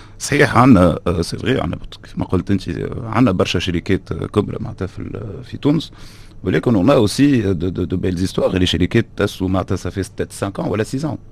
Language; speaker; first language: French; non-native, local second language; Arabic